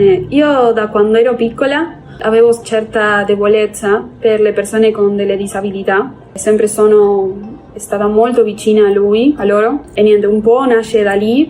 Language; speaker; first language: Italian; non-native, fluent; Spanish